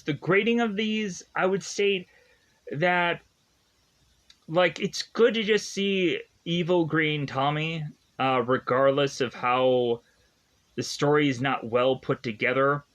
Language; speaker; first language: English; native; English